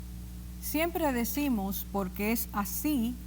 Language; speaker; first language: Spanish; native; Spanish